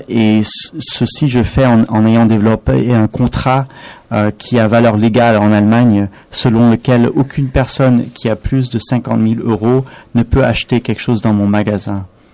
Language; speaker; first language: French; non-native, fluent; German